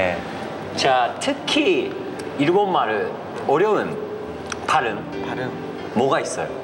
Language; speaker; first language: Korean; non-native, learner; Japanese